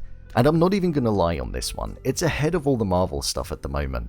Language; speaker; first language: English; native; English